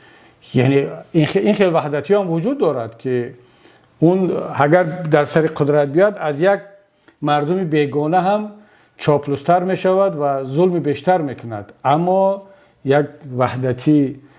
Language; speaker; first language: Persian; native; Persian